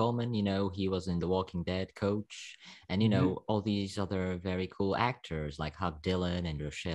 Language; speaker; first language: English; non-native, fluent; Slovak